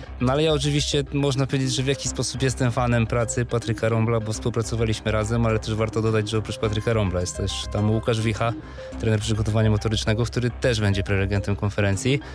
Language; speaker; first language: Polish; native; Polish